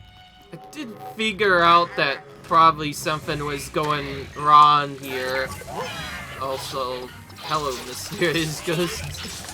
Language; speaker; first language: English; native; English